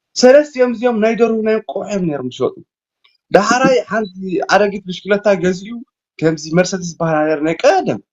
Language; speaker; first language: Tigrinya; native; Tigrinya